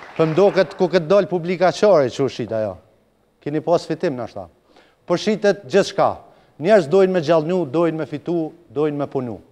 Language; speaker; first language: Albanian; native; Albanian